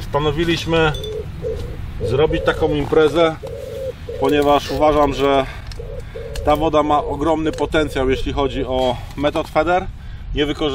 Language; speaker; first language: Polish; native; Polish